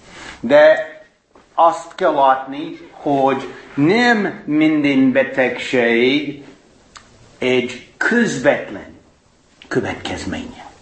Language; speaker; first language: Hungarian; non-native, fluent; English